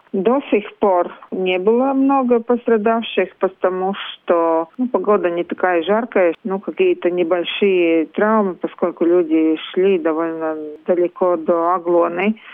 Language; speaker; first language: Russian; non-native, local second language; Latvian